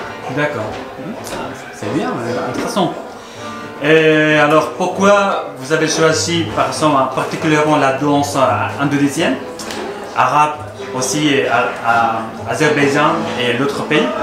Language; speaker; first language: French; non-native, learner; Indonesian